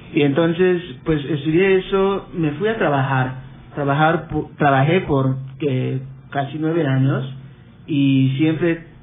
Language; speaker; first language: Spanish; non-native, fluent; English